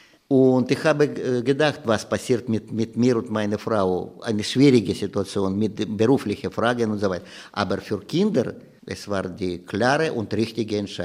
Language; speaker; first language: German; non-native, learner; Russian